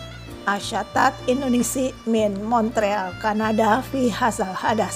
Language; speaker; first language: Arabic; non-native, learner; Indonesian